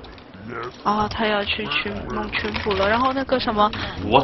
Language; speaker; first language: Chinese; native; Chinese